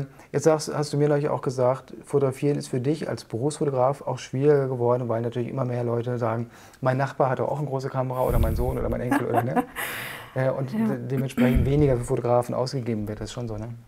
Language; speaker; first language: German; native; German